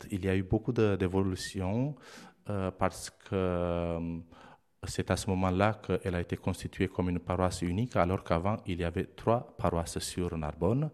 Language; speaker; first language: French; non-native, fluent; Romanian